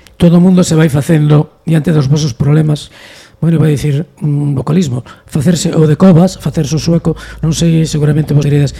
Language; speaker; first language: Galician; native; Galician